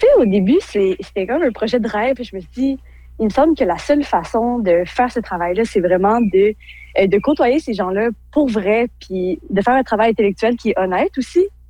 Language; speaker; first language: French; native; French